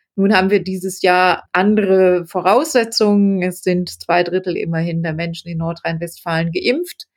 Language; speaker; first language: German; native; German